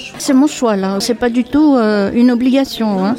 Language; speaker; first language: French; native; French